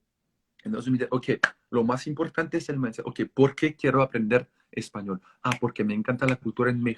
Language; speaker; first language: Spanish; non-native, fluent; French